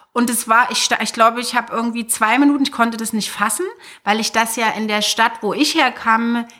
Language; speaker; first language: German; native; German